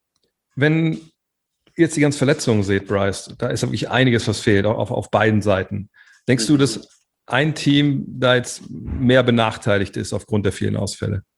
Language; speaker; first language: German; native; German